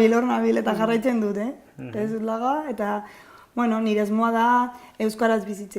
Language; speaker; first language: Basque; non-native, learner; Spanish